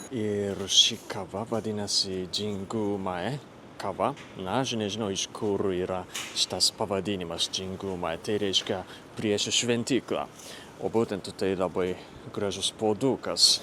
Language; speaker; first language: Lithuanian; non-native, fluent; Japanese